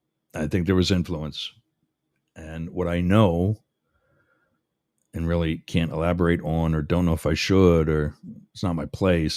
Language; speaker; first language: English; native; English